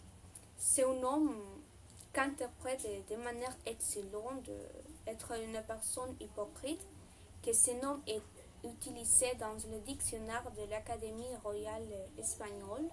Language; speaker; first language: French; non-native, learner; Spanish